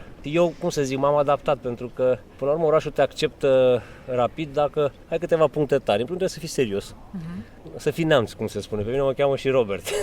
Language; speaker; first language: Romanian; native; Romanian